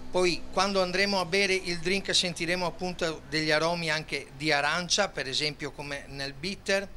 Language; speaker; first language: Italian; native; Italian